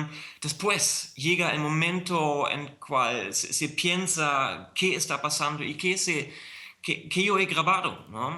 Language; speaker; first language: Spanish; non-native, fluent; German